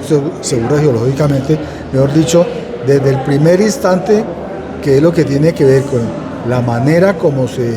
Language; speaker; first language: Spanish; native; Spanish